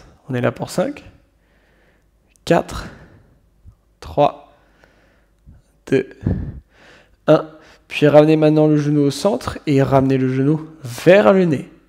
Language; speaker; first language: French; native; French